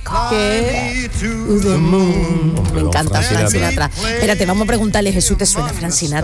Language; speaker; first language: Spanish; native; Spanish